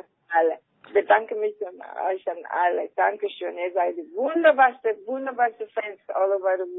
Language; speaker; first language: German; non-native, fluent; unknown